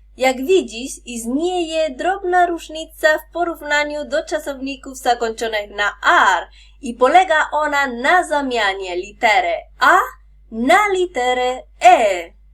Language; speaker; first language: Polish; non-native, fluent; Spanish